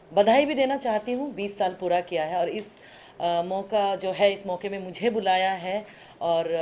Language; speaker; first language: Hindi; non-native, local second language; Assamese